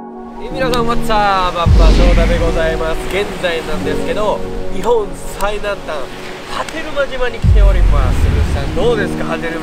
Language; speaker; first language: Japanese; native; Japanese